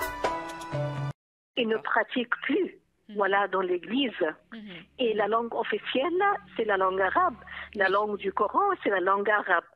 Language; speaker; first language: French; non-native, fluent; Arabic